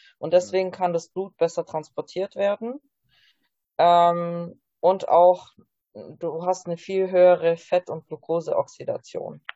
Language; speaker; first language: German; native; German